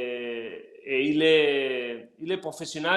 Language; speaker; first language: French; non-native, fluent; Spanish